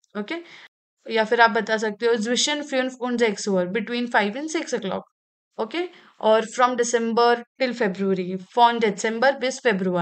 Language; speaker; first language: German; non-native, fluent; Hindi